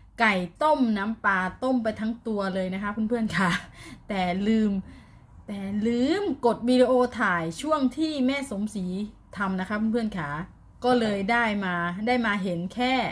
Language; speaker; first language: Thai; native; Thai